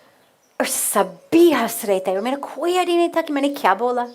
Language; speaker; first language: Hindi; non-native, fluent; English